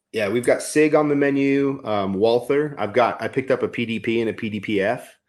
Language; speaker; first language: English; native; English